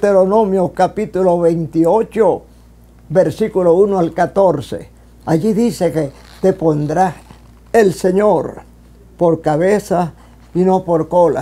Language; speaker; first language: Spanish; native; Spanish